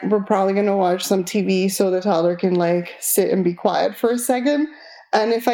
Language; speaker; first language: English; non-native, fluent; Spanish